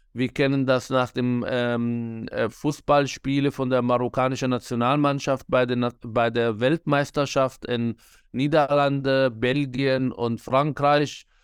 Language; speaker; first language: German; non-native, fluent; Arabic